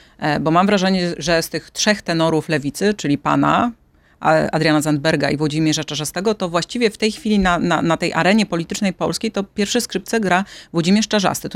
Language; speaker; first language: Polish; native; Polish